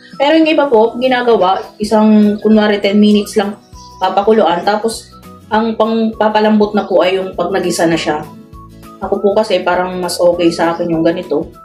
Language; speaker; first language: Filipino; non-native, local second language; Iloko